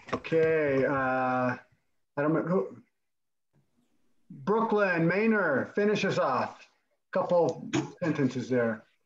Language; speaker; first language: English; native; English